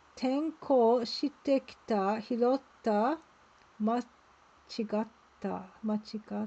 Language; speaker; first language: Japanese; non-native, learner; English